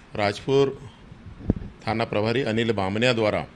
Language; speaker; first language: Hindi; native; Hindi